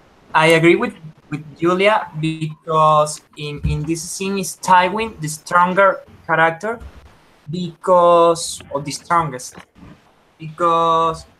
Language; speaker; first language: English; non-native, learner; Spanish